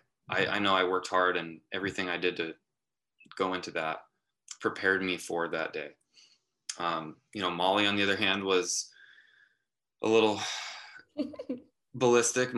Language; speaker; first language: English; native; English